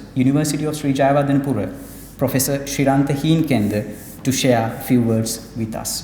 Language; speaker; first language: English; non-native, local second language; Sinhala